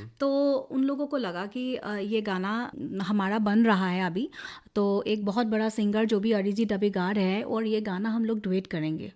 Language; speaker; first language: Hindi; non-native, local second language; Assamese